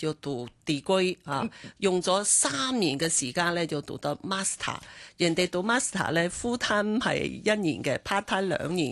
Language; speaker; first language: Cantonese; non-native, local second language; Chinese